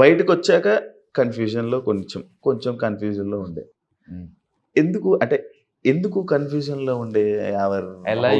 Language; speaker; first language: Telugu; native; Telugu